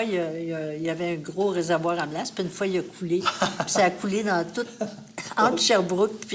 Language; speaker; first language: French; native; French